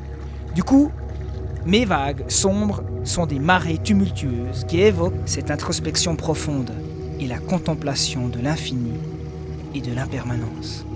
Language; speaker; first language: French; native; French